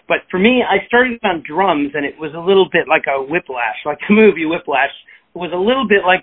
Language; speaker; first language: English; native; English